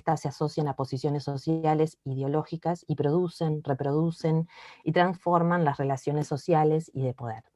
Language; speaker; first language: Spanish; native; Spanish